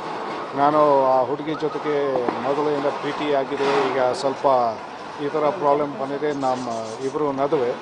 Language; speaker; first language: Kannada; non-native, fluent; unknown